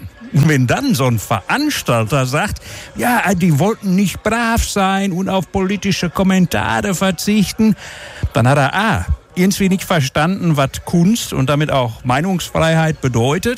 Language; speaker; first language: German; native; German